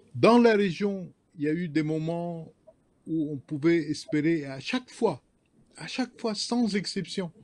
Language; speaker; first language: French; non-native, local second language; Arabic